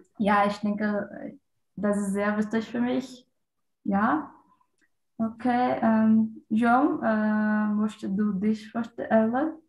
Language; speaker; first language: German; non-native, learner; Portuguese